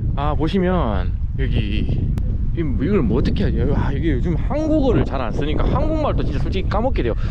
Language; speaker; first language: Korean; native; Korean